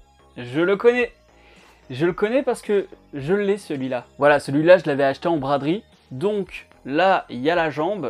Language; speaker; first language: French; native; French